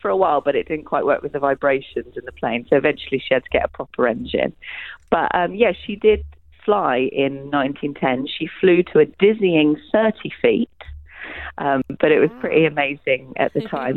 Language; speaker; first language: English; native; English